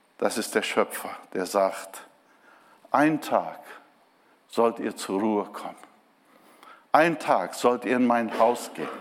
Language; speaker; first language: German; non-native, fluent; Portuguese